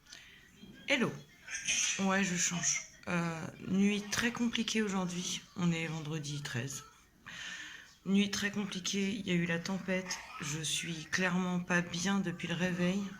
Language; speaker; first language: French; native; French